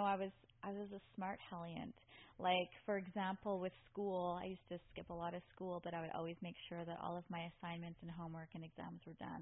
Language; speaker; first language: English; native; English